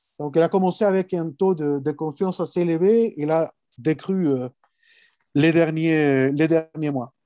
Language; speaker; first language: French; non-native, fluent; Spanish